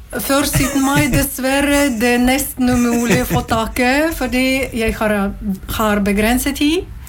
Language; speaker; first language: Norwegian; non-native, learner; Latvian